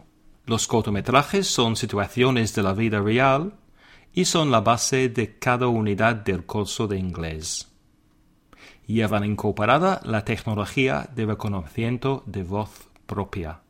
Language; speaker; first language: Spanish; non-native, fluent; English